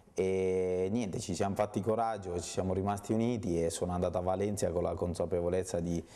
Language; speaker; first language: Italian; native; Italian